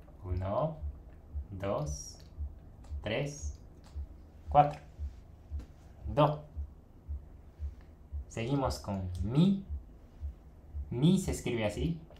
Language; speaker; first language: Spanish; non-native, fluent; Japanese